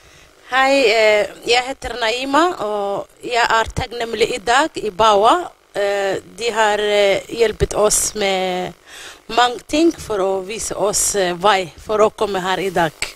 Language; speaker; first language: Norwegian; non-native, learner; Somali